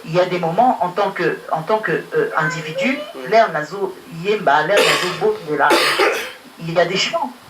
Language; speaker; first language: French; early bilingual, other home language; Lingala